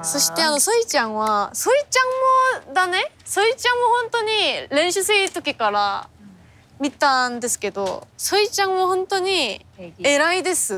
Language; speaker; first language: Japanese; non-native, fluent; Korean